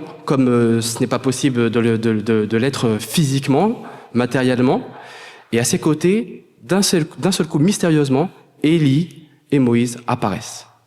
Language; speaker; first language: French; native; French